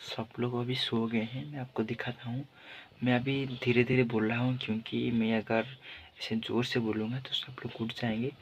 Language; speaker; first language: Hindi; non-native, local second language; Odia